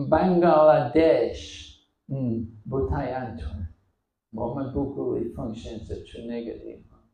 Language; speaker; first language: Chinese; non-native, fluent; English